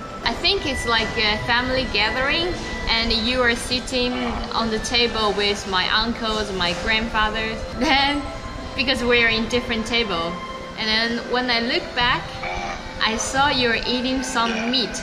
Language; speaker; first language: English; non-native, fluent; Chinese